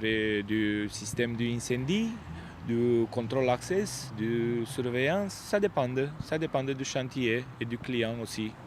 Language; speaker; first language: French; non-native, learner; Romanian